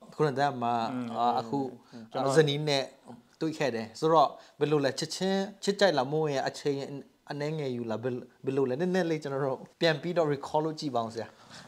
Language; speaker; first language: Burmese; non-native, local second language; S'gaw Karen